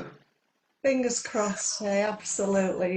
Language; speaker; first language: English; native; English